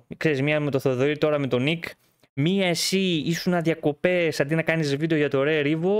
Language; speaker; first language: Greek; native; Greek